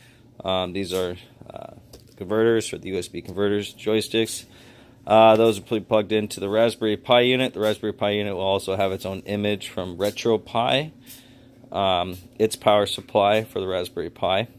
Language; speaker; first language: English; native; English